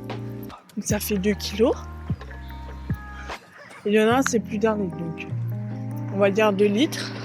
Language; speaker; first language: French; native; French